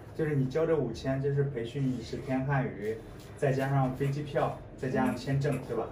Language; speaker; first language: Chinese; native; Chinese